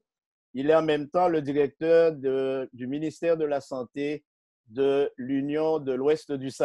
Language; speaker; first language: French; native; French